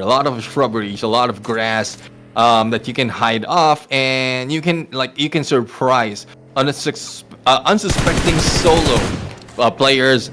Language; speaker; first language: English; non-native, local second language; Filipino